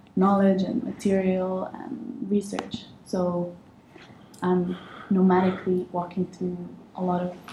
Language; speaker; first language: English; non-native, fluent; Arabic